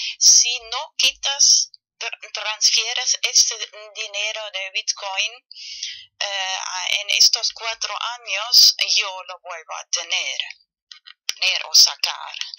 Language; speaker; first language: Spanish; non-native, fluent; German